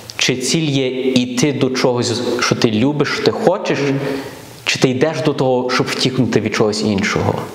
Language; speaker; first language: Ukrainian; early bilingual, heritage; Ukrainian